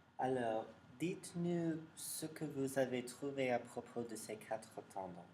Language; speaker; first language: French; non-native, learner; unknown